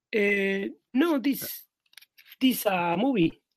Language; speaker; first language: English; non-native, learner; Spanish